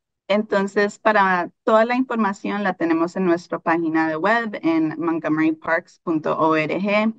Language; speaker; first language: Spanish; early bilingual, heritage; Spanish